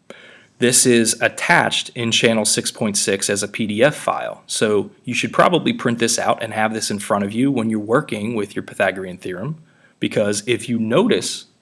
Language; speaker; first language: English; native; English